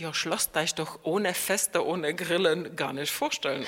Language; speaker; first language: German; non-native, fluent; Czech